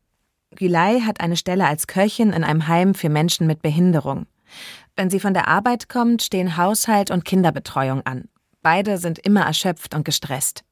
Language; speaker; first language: German; native; German